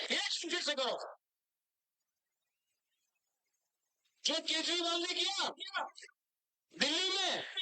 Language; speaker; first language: Hindi; non-native, local second language; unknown